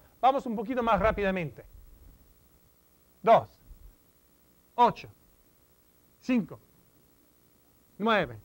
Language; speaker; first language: Spanish; non-native, fluent; English